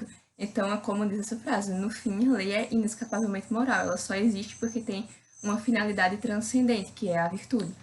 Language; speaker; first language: Portuguese; native; Portuguese